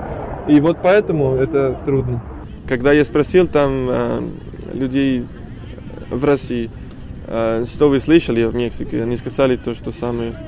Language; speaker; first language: Russian; non-native, learner; Spanish